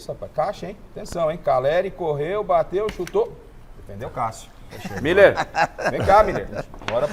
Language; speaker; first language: Portuguese; native; Portuguese